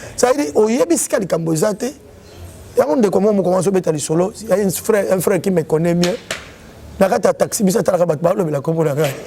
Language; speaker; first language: Lingala; native; Lingala